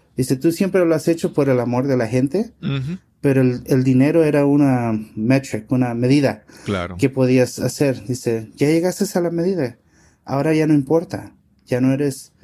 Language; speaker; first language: Spanish; early bilingual, heritage; Spanish